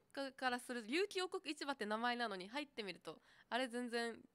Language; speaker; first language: Japanese; native; Japanese